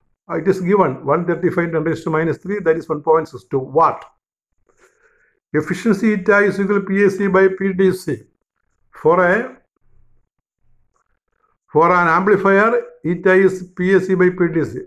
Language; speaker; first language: English; non-native, local second language; Malayalam